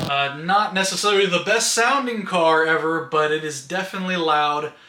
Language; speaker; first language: English; native; English